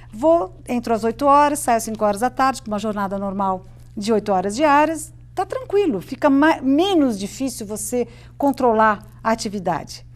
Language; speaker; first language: Portuguese; native; Portuguese